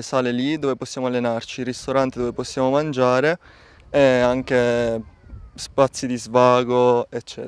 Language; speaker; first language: Italian; native; Italian